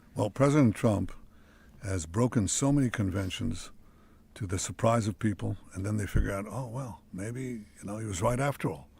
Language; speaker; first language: English; non-native, fluent; Hebrew